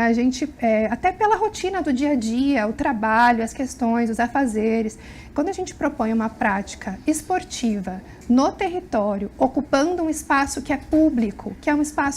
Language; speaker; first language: Portuguese; native; Portuguese